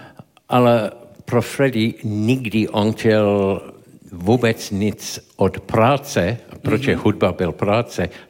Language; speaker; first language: Czech; non-native, learner; English